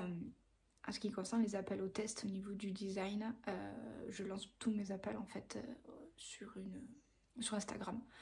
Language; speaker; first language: French; native; French